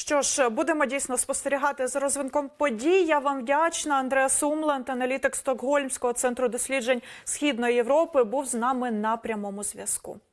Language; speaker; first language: Ukrainian; native; Ukrainian